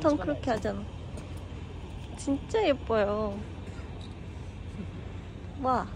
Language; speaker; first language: Korean; non-native, learner; Turkish